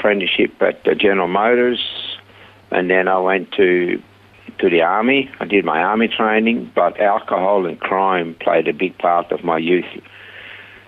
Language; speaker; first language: English; non-native, fluent; Swiss German